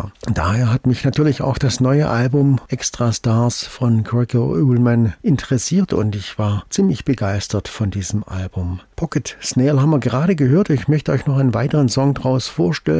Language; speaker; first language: German; native; German